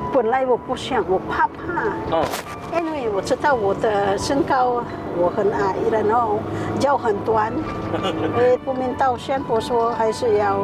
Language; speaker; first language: Chinese; non-native, fluent; Filipino